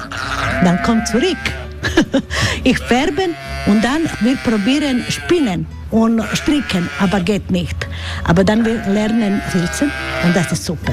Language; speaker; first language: German; non-native, learner; Croatian